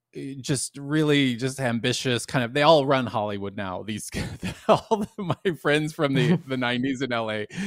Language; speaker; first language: English; native; English